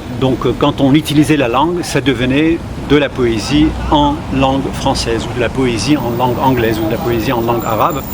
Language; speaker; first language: French; non-native, fluent; Kurdish